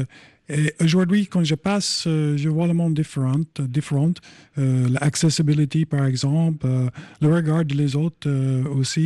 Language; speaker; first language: French; non-native, fluent; English